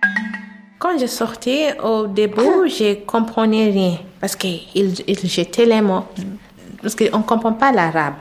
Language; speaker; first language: French; non-native, learner; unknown